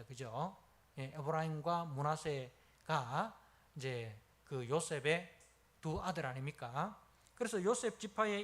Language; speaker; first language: Korean; native; Korean